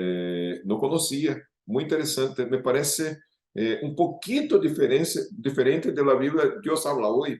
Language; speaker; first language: Spanish; non-native, fluent; Portuguese